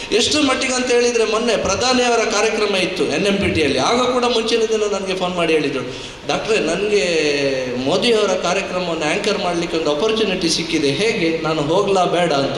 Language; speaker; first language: Kannada; non-native, local second language; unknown